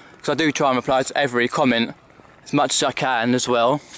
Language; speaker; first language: English; native; English